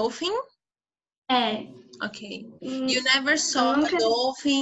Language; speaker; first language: English; non-native, fluent; Portuguese